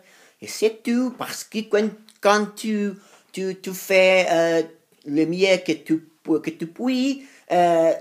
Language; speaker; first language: French; non-native, learner; Spanish